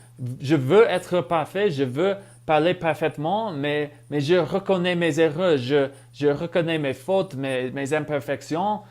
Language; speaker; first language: French; non-native, fluent; English